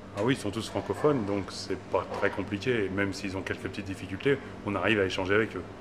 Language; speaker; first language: French; native; French